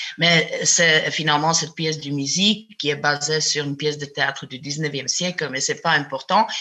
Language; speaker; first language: French; non-native, fluent; Czech